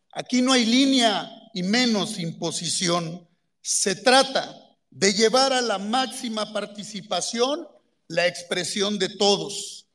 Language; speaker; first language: Spanish; native; Spanish